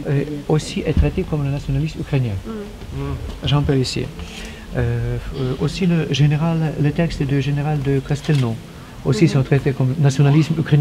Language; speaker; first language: French; non-native, learner; Ukrainian